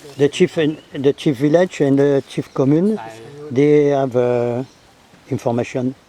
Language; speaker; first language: English; non-native, learner; French